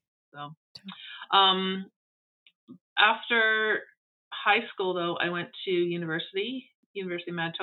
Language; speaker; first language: English; native; English